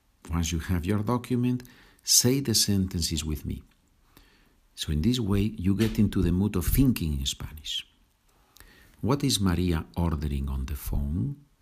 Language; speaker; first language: English; non-native, fluent; Spanish